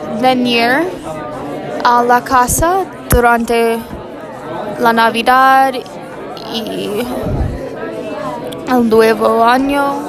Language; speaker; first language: Spanish; non-native, learner; English